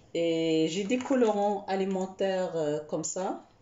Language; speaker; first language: French; non-native, local second language; Arabic